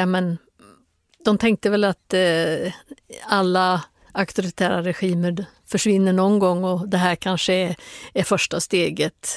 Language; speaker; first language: Swedish; native; Swedish